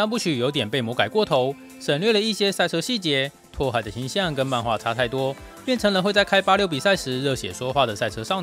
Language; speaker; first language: Chinese; native; Chinese